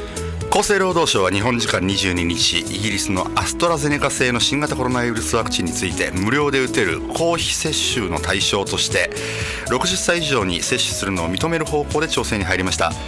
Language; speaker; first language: Japanese; native; Japanese